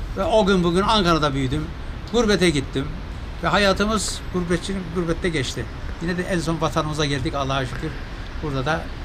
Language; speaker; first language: Turkish; native; Turkish